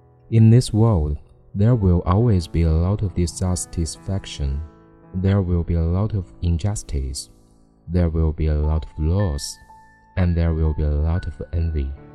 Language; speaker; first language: English; non-native, fluent; Chinese